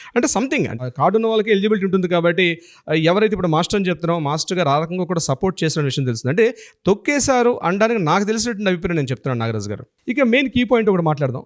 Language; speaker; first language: Telugu; native; Telugu